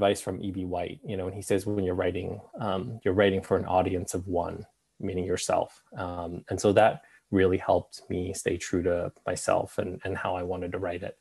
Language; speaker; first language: English; native; English